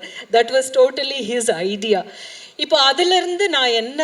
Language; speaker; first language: Tamil; native; Tamil